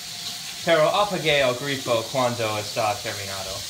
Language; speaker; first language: Spanish; non-native, learner; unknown